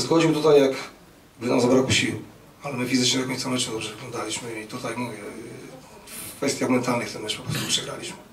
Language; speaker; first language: Polish; native; Polish